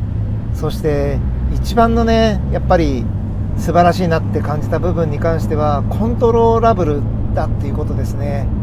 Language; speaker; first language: Japanese; native; Japanese